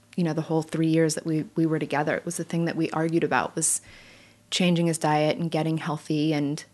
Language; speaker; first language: English; native; English